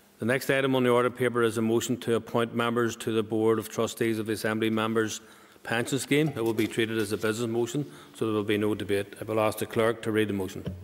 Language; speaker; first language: English; native; English